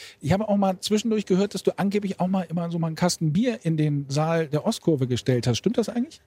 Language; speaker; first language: German; native; German